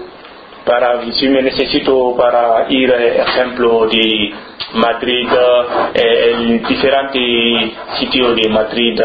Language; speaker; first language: Spanish; non-native, learner; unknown